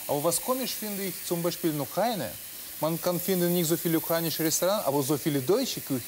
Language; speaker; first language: German; non-native, learner; Russian